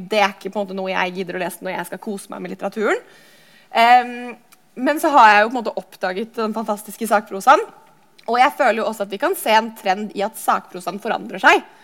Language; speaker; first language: Norwegian; native; Norwegian